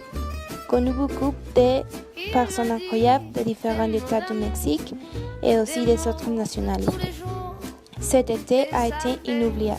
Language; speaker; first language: French; non-native, learner; Spanish